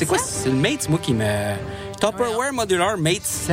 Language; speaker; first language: French; native; French